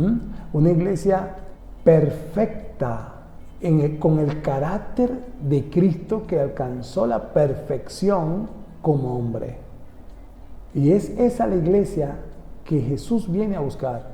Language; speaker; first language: Spanish; native; Spanish